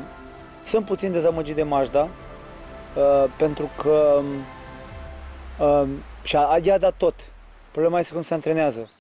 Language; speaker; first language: Romanian; native; Romanian